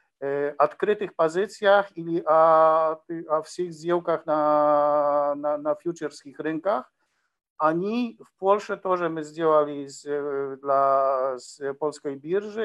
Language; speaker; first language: Russian; non-native, learner; Polish